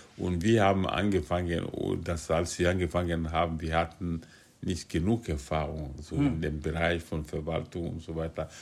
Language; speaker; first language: German; non-native, fluent; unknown